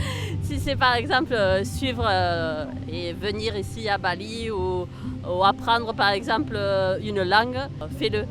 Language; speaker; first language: French; early bilingual, heritage; Spanish